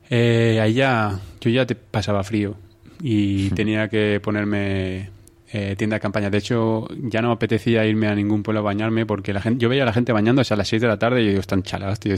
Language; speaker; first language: Spanish; native; Spanish